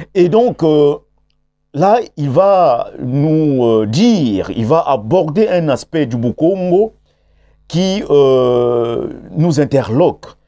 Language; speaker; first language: French; non-native, local second language; Kongo